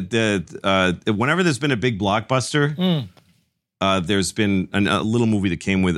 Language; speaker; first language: English; early bilingual, other home language; Spanish